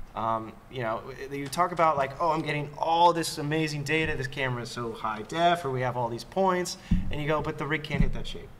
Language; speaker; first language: English; native; English